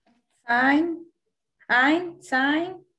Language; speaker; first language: German; non-native, learner; Spanish